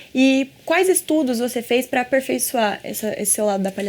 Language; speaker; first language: Portuguese; native; Portuguese